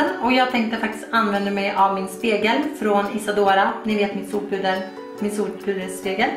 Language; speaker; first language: Swedish; native; Swedish